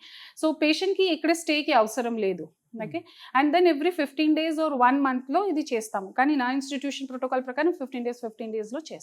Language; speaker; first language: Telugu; non-native, local second language; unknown